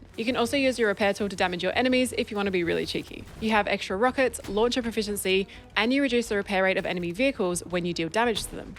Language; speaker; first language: English; native; English